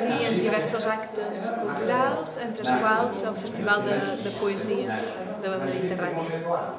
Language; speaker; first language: Catalan; non-native, fluent; Portuguese